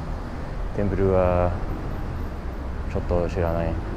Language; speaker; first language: Japanese; non-native, learner; English